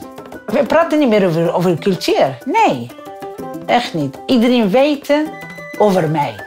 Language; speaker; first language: Dutch; non-native, learner; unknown